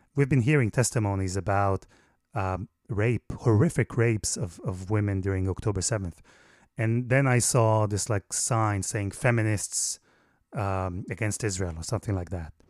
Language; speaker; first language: English; non-native, fluent; Hebrew